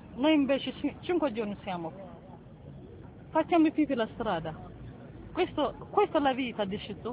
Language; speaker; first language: Italian; non-native, learner; Tigrinya